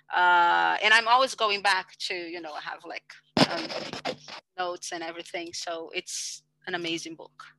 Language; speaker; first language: English; non-native, fluent; Portuguese